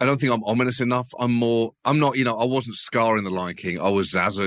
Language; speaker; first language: English; native; English